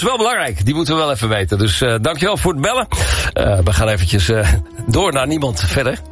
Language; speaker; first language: Dutch; native; Dutch